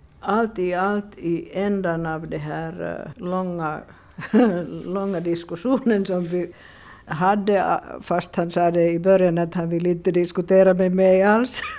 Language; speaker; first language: Swedish; non-native, local second language; Finnish